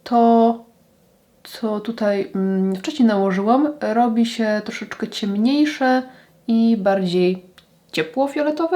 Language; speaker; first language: Polish; native; Polish